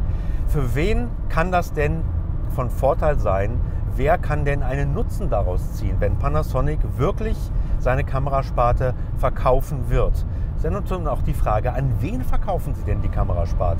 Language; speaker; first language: German; native; German